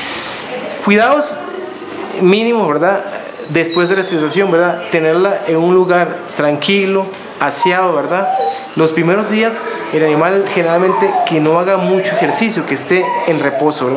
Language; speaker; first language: Spanish; native; Spanish